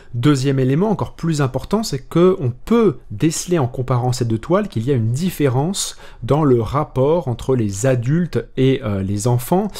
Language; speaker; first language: French; native; French